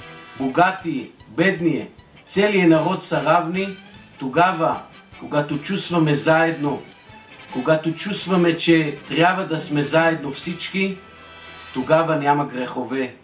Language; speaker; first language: Bulgarian; non-native, fluent; Hebrew